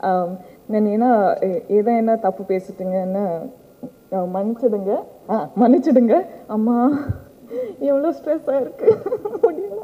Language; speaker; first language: Tamil; non-native, learner; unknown